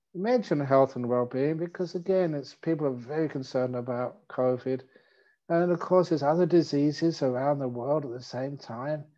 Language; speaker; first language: English; native; English